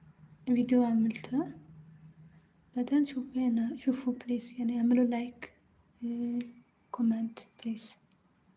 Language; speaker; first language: Arabic; non-native, learner; Amharic